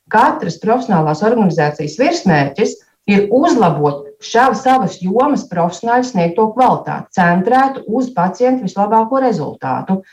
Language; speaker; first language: Latvian; native; Latvian